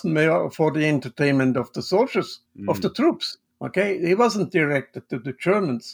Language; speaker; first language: English; non-native, fluent; Swiss German